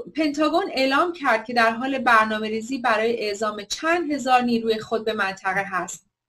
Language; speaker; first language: Persian; native; Persian